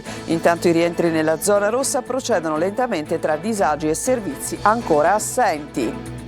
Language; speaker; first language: Italian; native; Italian